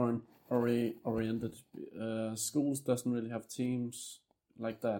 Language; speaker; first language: English; non-native, fluent; Danish